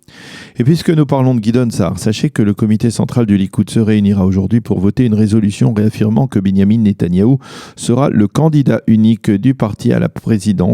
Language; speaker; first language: French; native; French